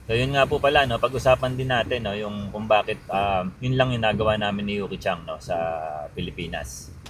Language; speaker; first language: Filipino; native; Filipino